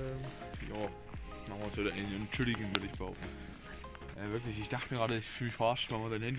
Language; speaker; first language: German; native; German